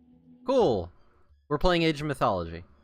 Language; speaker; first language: English; native; English